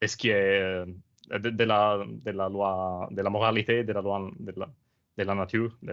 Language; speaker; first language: French; non-native, learner; Italian